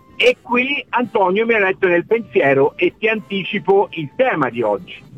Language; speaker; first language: Italian; native; Italian